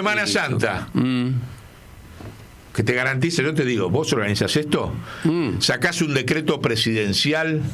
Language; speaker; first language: Spanish; native; Spanish